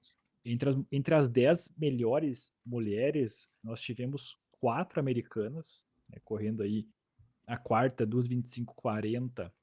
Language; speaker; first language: Portuguese; native; Portuguese